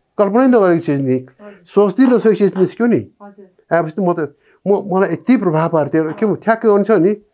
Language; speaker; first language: Nepali; non-native, local second language; Newari